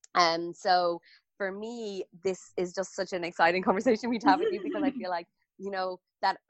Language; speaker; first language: English; native; English